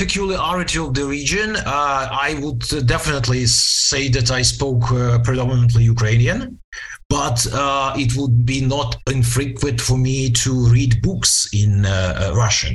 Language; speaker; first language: English; non-native, fluent; Ukrainian